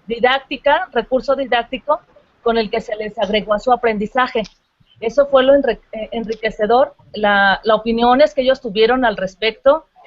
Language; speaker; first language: Spanish; native; Spanish